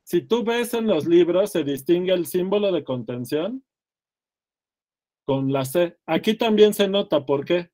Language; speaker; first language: Spanish; native; Spanish